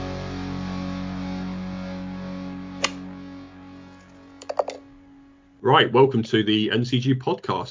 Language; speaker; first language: English; native; English